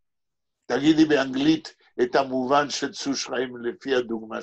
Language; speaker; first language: Hebrew; native; Hebrew